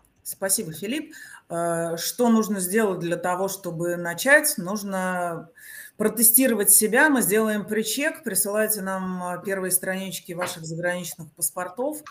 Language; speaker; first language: Russian; native; Russian